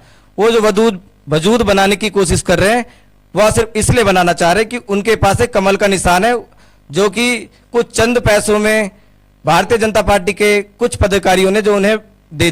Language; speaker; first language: Hindi; native; Hindi